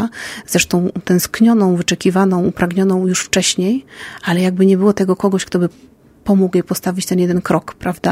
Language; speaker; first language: Polish; native; Polish